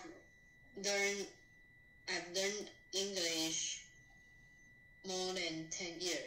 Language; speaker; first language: English; non-native, learner; Chinese